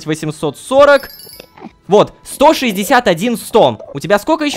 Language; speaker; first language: Russian; native; Russian